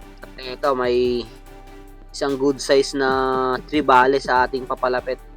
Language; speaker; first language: Filipino; non-native, local second language; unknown